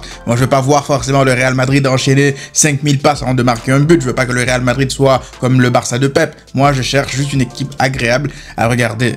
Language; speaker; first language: French; native; French